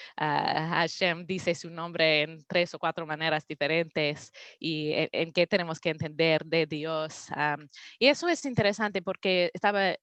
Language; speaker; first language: Spanish; non-native, learner; English